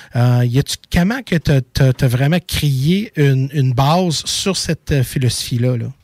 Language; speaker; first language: French; native; French